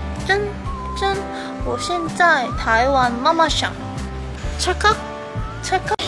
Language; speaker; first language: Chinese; non-native, learner; Korean